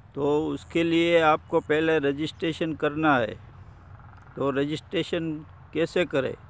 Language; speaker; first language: Hindi; non-native, local second language; Gujarati